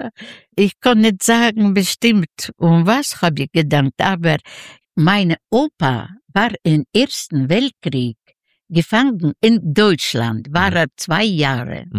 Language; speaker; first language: German; non-native, learner; Russian